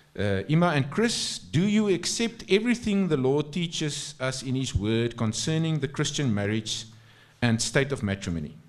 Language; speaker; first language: English; non-native, local second language; Afrikaans